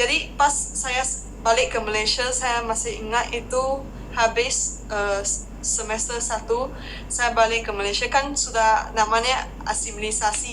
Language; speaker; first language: Indonesian; non-native, fluent; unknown